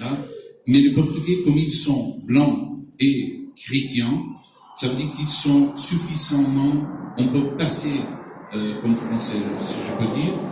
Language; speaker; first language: French; non-native, fluent; Portuguese